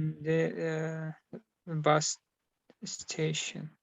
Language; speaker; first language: English; non-native, learner; Turkish